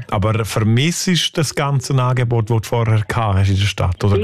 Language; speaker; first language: German; native; German